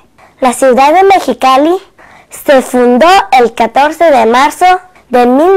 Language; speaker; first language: Spanish; early bilingual, other home language; Cantonese